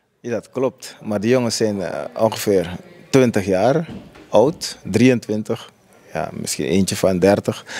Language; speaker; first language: Dutch; native; Dutch